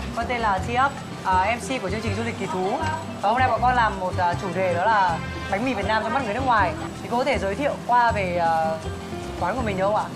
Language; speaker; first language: Vietnamese; native; Vietnamese